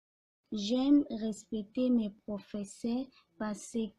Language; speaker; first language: French; non-native, learner; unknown